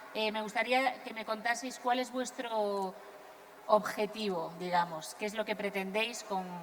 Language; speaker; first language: Spanish; non-native, local second language; Galician